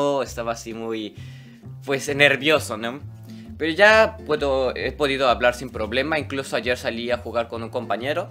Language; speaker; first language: Spanish; early bilingual, other home language; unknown